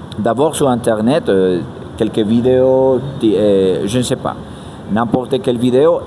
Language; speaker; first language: French; non-native, fluent; Spanish